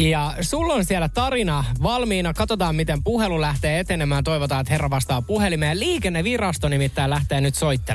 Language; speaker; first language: Finnish; native; Finnish